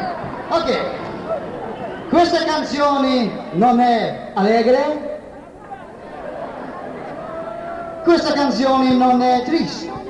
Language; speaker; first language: Italian; non-native, learner; English